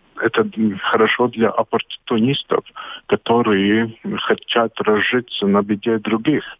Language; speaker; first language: Russian; non-native, local second language; Latvian